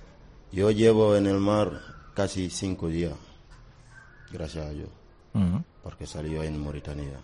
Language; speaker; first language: Spanish; non-native, learner; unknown